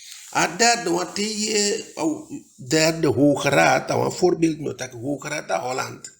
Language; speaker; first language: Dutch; non-native, local second language; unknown